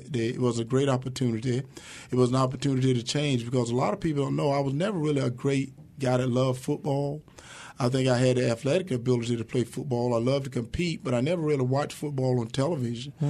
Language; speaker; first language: English; native; English